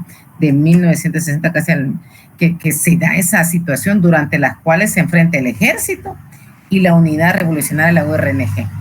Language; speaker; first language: Spanish; native; Spanish